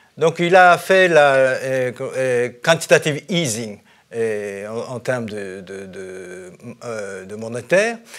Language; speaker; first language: French; non-native, fluent; Japanese